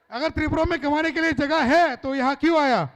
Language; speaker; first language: Hindi; non-native, local second language; Kok Borok